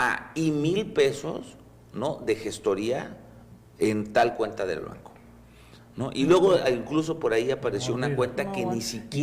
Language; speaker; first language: Spanish; native; Spanish